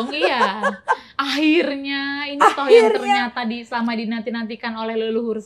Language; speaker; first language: Indonesian; native; Indonesian